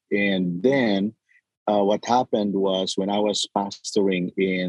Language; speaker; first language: English; non-native, local second language; Cebuano